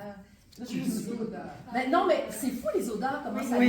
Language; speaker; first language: French; native; French